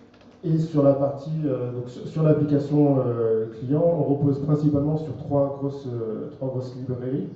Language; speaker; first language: French; native; French